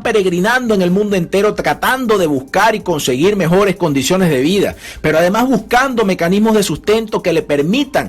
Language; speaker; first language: Spanish; native; Spanish